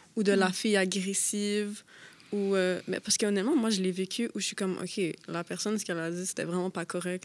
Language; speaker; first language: French; native; French